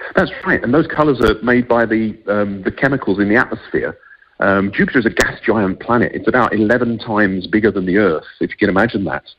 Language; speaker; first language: English; native; English